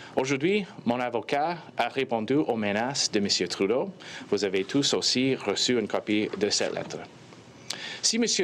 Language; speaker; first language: French; non-native, fluent; English